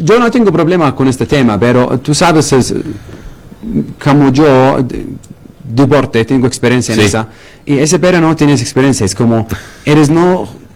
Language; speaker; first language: Spanish; non-native, learner; Arabic